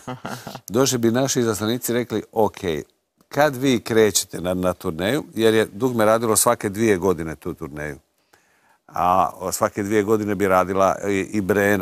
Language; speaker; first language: Croatian; native; Croatian